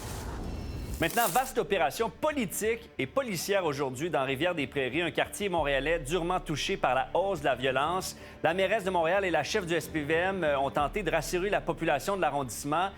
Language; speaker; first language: French; native; French